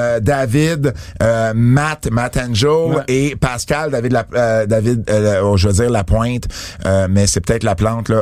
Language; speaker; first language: French; native; French